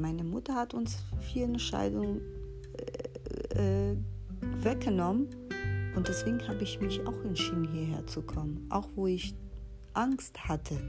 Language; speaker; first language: German; non-native, fluent; Portuguese